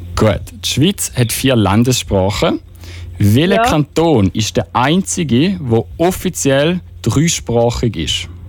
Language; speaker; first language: German; native; German